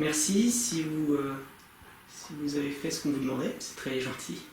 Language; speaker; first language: French; native; French